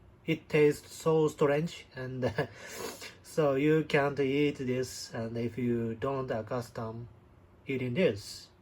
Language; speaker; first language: English; non-native, learner; Japanese